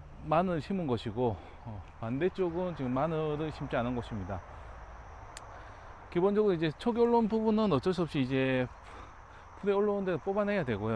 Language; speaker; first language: Korean; native; Korean